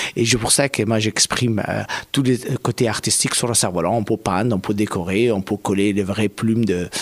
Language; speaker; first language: French; non-native, fluent; Persian